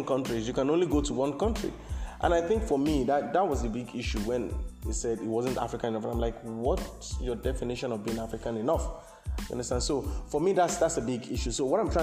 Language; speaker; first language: English; non-native, local second language; Yoruba